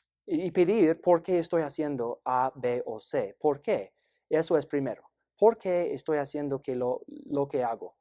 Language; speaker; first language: Spanish; non-native, fluent; English